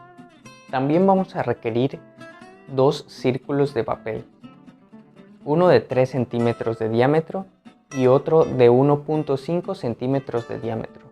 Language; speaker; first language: Spanish; native; Spanish